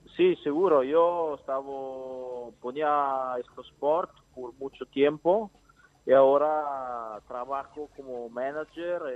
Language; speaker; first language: Spanish; non-native, learner; Italian